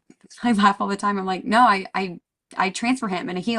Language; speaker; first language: English; native; English